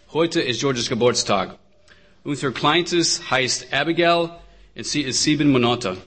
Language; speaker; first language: German; non-native, learner; English